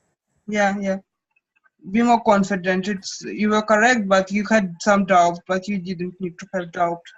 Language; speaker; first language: English; non-native, fluent; Russian